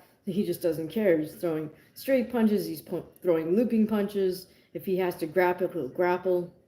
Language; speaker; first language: English; native; English